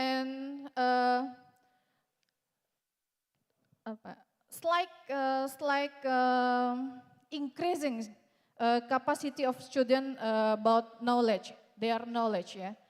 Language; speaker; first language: English; non-native, learner; Indonesian